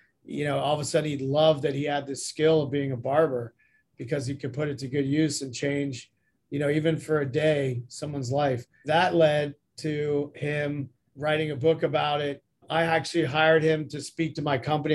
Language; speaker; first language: English; native; English